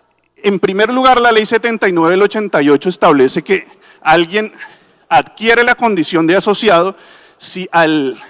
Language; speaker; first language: Spanish; native; Spanish